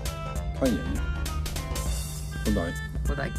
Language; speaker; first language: Japanese; native; Japanese